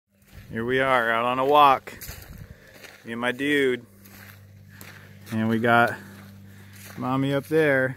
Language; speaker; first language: English; native; English